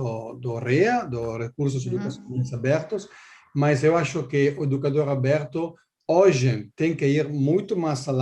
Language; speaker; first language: Portuguese; non-native, learner; Italian